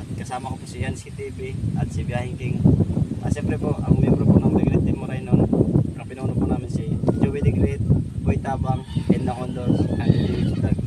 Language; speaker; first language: Filipino; non-native, local second language; Waray